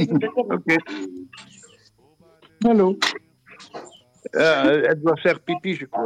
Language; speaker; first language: French; non-native, learner; Dutch